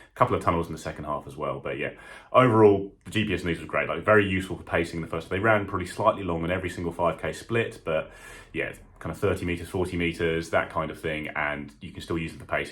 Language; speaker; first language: English; native; English